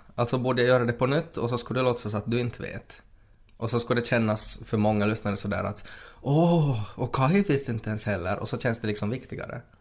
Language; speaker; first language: Swedish; native; Swedish